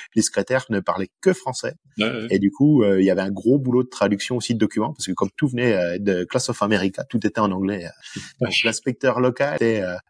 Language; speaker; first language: French; native; French